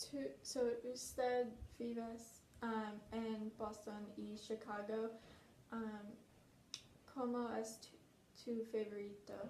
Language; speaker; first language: Spanish; non-native, learner; English